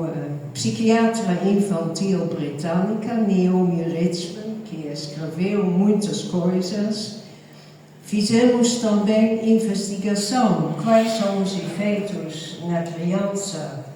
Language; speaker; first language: Portuguese; non-native, fluent; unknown